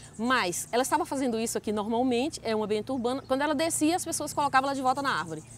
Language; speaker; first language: Portuguese; native; Portuguese